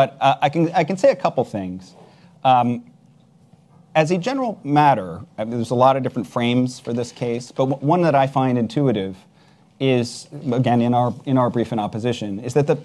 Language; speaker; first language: English; native; English